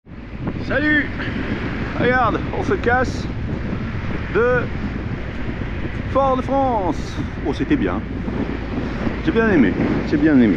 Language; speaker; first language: French; native; French